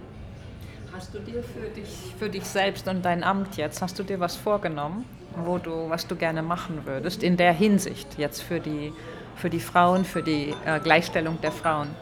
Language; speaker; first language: German; native; German